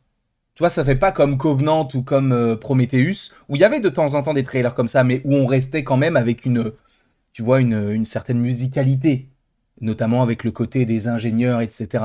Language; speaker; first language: French; native; French